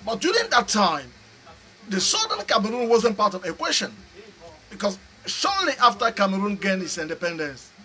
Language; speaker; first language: English; non-native, local second language; French